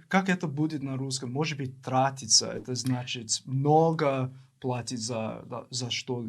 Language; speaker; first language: Russian; non-native, learner; English